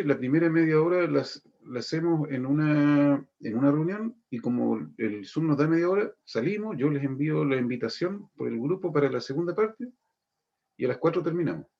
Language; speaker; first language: Spanish; native; Spanish